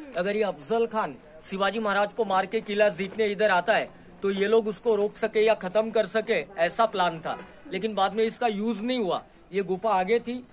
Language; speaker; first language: Hindi; non-native, local second language; Marathi